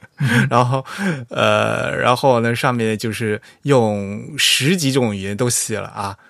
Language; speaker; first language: Chinese; native; Chinese